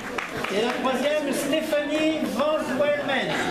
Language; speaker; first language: French; native; French